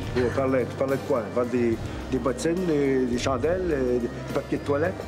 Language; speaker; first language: French; native; French